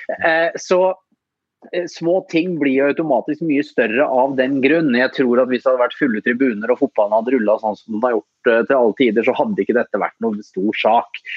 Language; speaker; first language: Norwegian; native; Norwegian